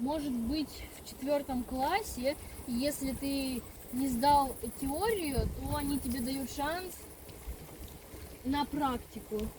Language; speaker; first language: Russian; early bilingual, other home language; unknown